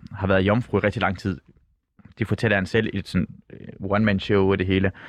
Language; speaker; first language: Danish; non-native, local second language; Persian